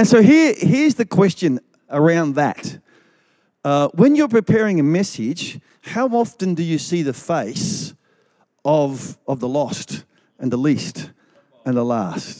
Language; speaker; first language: English; native; English